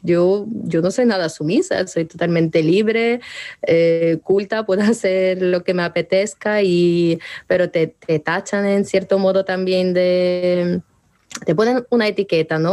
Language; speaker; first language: Spanish; early bilingual, other home language; Ukrainian